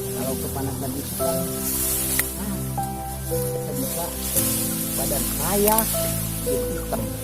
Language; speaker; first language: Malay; non-native, local second language; Sundanese